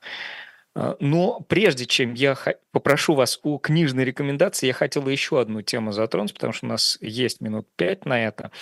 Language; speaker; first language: Russian; native; Russian